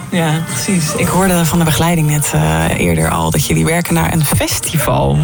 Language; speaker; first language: Dutch; native; Dutch